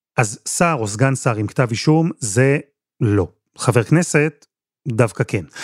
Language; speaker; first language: Hebrew; native; Hebrew